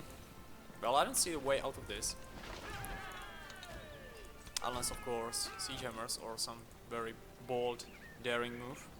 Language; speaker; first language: English; non-native, fluent; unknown